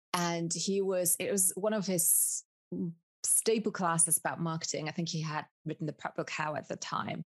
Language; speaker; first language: English; early bilingual, other home language; Spanish